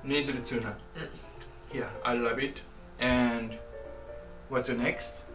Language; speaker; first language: English; non-native, fluent; Japanese